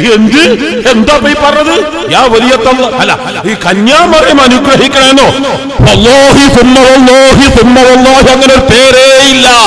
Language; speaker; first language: Malayalam; native; Malayalam